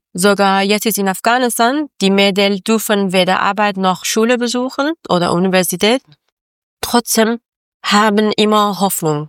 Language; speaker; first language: German; non-native, learner; Persian